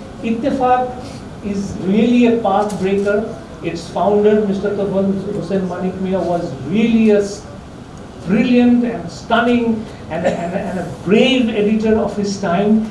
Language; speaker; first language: English; non-native, local second language; Bangla